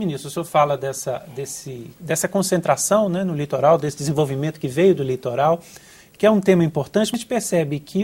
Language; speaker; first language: Portuguese; native; Portuguese